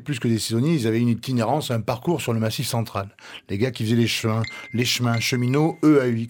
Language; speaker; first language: French; native; French